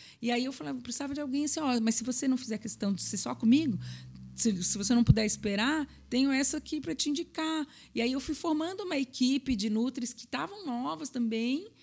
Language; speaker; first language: Portuguese; native; Portuguese